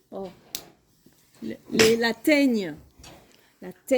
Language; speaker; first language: French; native; French